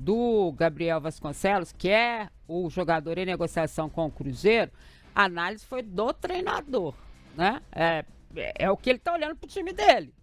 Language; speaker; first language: Portuguese; native; Portuguese